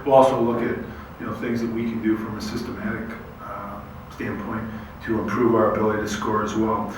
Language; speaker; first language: English; native; English